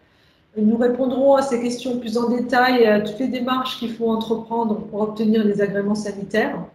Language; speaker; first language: French; native; French